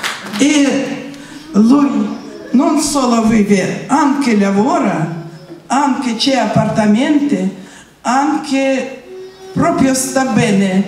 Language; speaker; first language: Italian; non-native, learner; Russian